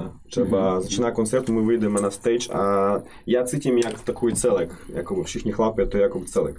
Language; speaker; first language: Czech; non-native, learner; Russian